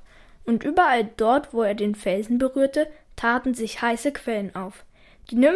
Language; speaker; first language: German; native; German